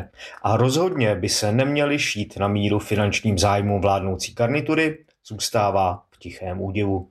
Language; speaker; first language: Czech; native; Czech